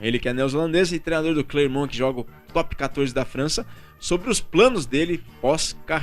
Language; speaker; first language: Portuguese; native; Portuguese